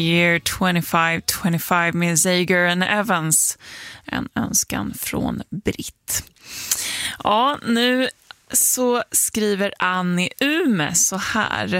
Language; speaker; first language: Swedish; native; Swedish